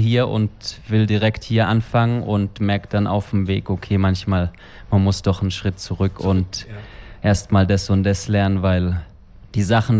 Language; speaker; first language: German; native; German